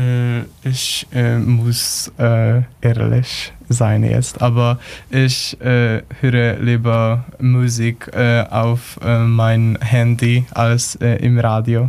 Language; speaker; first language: German; non-native, learner; Polish